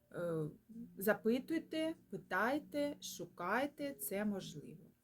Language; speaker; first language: Ukrainian; non-native, local second language; Russian